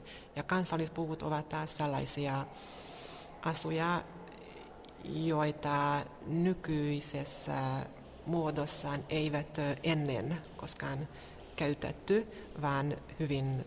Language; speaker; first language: Finnish; non-native, fluent; Hungarian